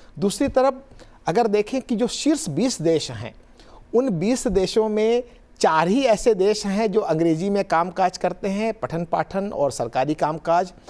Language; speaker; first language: Hindi; native; Hindi